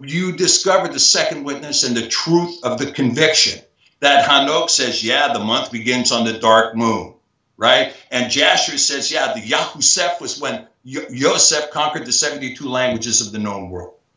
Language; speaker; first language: English; native; English